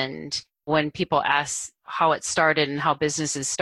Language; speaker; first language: English; native; English